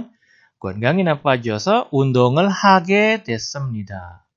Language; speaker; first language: Korean; non-native, fluent; Indonesian